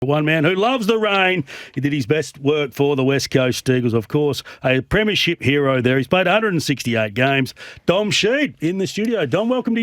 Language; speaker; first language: English; native; English